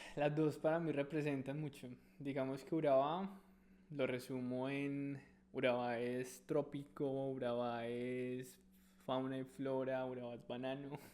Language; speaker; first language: Spanish; native; Spanish